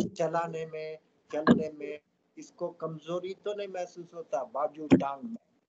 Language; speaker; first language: Hindi; non-native, local second language; Tamil